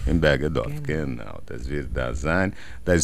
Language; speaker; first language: German; non-native, learner; Portuguese